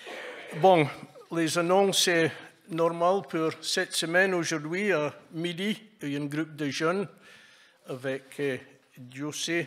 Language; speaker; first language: French; non-native, fluent; English